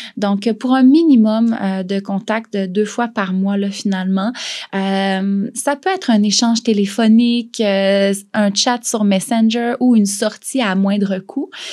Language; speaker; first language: French; native; French